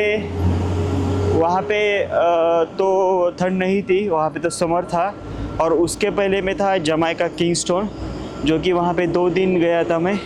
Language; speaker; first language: Hindi; non-native, local second language; Marathi